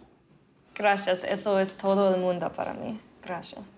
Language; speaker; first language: Spanish; non-native, learner; English